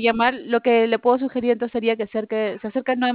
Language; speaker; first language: Spanish; native; Spanish